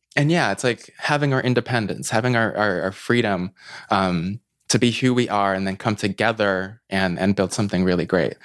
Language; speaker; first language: English; native; English